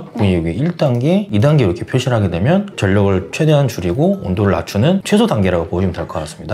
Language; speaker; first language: Korean; native; Korean